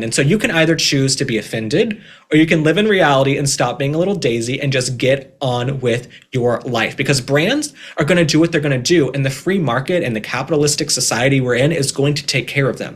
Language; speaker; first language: English; native; English